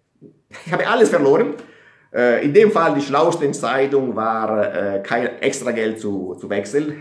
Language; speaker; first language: German; non-native, fluent; Italian